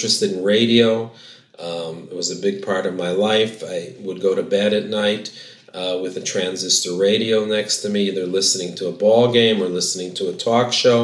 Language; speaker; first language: English; native; English